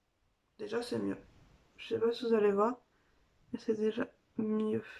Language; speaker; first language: French; native; French